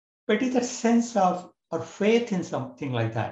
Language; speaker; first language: English; non-native, local second language; Marathi